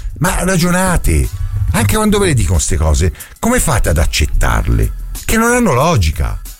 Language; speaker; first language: Italian; native; Italian